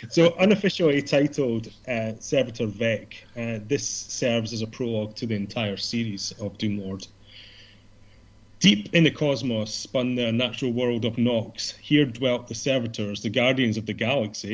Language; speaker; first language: English; native; English